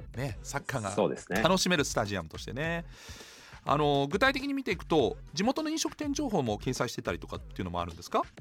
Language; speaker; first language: Japanese; non-native, fluent; German